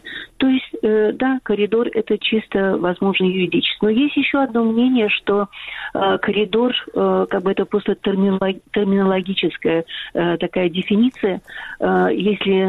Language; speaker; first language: Russian; non-native, fluent; Azerbaijani